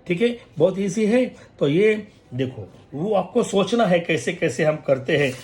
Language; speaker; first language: Hindi; non-native, local second language; Marathi